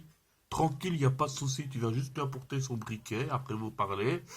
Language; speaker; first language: French; native; French